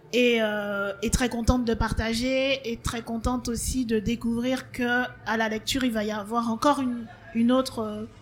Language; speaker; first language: French; native; French